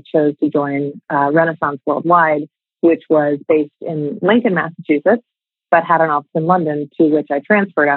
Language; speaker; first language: English; native; English